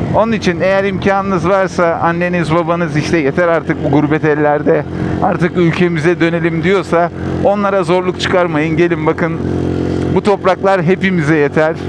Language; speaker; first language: Turkish; early bilingual, heritage; Turkish